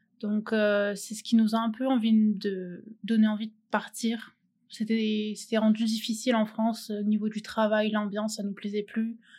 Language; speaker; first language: French; native; French